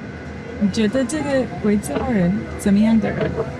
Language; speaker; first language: Chinese; non-native, learner; English